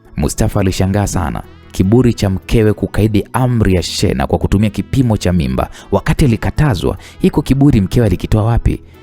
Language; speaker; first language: Swahili; native; Swahili